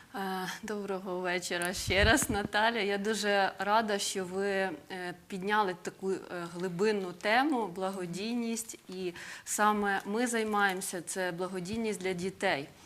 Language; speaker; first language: Ukrainian; non-native, local second language; Russian